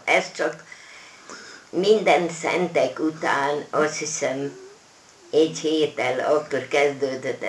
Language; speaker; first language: Hungarian; non-native, local second language; German